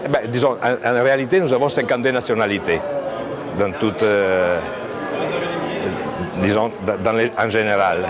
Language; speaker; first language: French; non-native, fluent; Italian